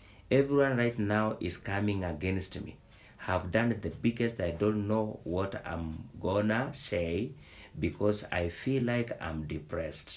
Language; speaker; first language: English; non-native, local second language; Swahili